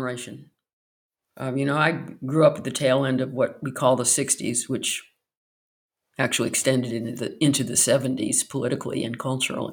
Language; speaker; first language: English; native; English